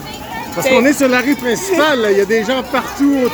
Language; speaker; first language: French; native; French